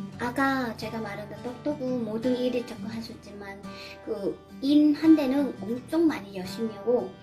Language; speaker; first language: Korean; non-native, learner; Vietnamese